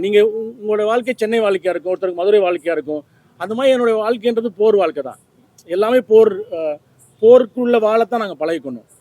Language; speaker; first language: Tamil; native; Tamil